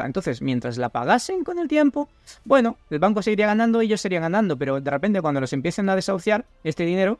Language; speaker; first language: Spanish; native; Spanish